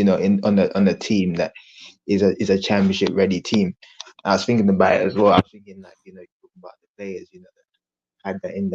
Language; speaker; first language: English; native; English